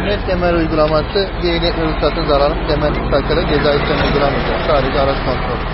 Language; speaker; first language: Turkish; native; Turkish